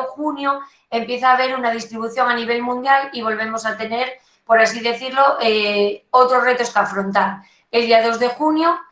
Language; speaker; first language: Spanish; native; Spanish